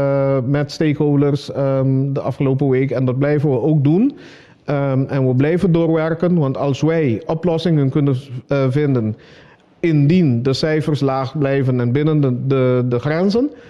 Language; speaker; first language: Dutch; non-native, local second language; Papiamento